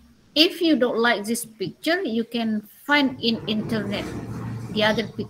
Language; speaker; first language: English; non-native, learner; Indonesian